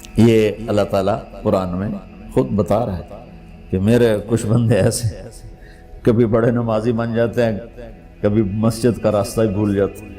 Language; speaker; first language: Urdu; non-native, local second language; Punjabi